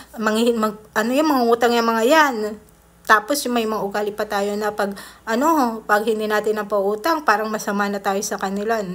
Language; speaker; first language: Filipino; native; Filipino